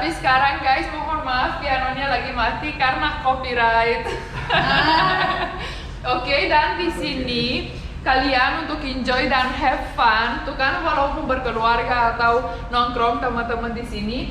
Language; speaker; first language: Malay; non-native, fluent; English